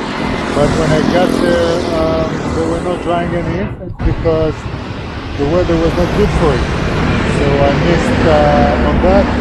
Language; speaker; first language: English; non-native, fluent; Hebrew